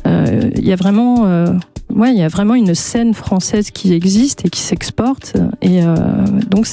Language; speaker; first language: French; native; French